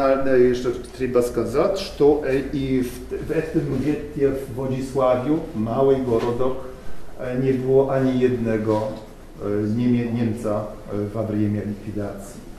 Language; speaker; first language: Russian; non-native, learner; Polish